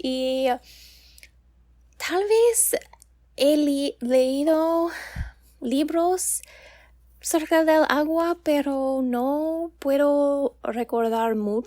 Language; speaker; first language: Spanish; non-native, learner; English